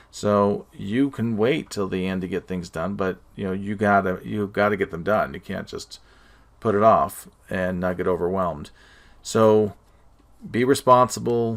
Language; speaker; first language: English; native; English